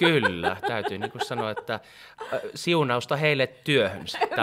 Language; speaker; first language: Finnish; native; Finnish